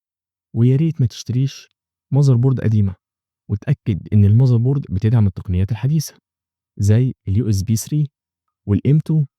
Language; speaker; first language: Arabic; native; Arabic